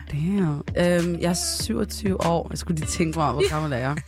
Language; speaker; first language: Danish; early bilingual, other home language; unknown